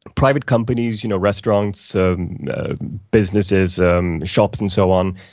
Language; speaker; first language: English; non-native, fluent; Icelandic